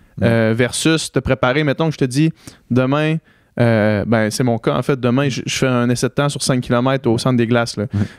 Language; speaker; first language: French; native; French